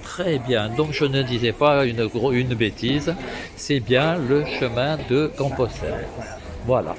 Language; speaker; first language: French; native; French